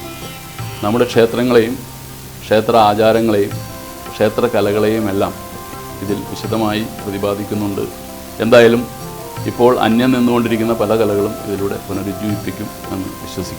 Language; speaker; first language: Malayalam; native; Malayalam